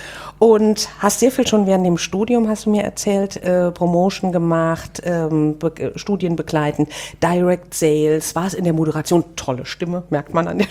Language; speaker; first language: German; native; German